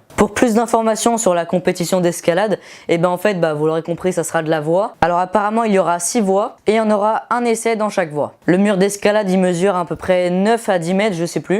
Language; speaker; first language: French; native; French